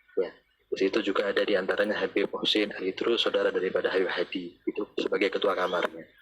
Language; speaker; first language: Indonesian; native; Indonesian